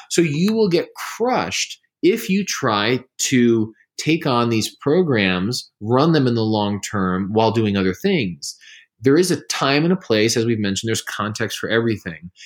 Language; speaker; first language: English; native; English